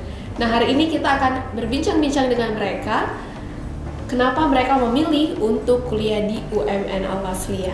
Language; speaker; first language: Indonesian; native; Indonesian